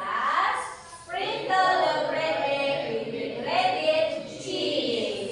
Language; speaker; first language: English; non-native, learner; Indonesian